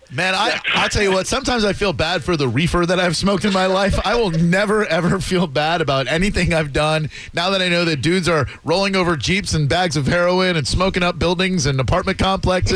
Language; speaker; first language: English; native; English